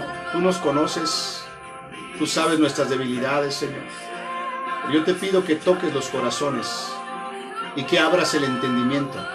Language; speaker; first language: Spanish; native; Spanish